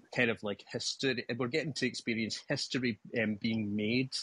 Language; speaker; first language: English; native; English